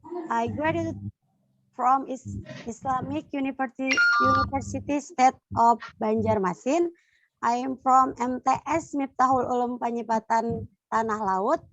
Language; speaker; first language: English; non-native, learner; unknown